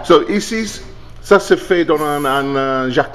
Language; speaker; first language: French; non-native, learner; English